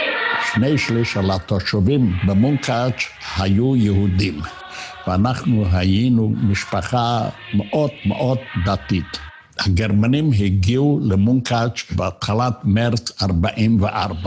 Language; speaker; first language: Hebrew; non-native, fluent; Yiddish